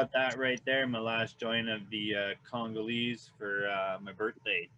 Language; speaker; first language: English; native; English